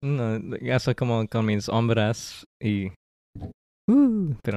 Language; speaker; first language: Spanish; early bilingual, heritage; English